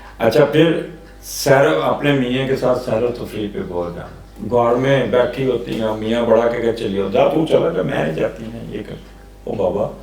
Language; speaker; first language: Urdu; native; Urdu